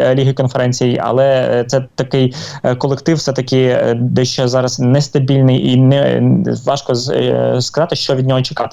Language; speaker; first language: Ukrainian; native; Ukrainian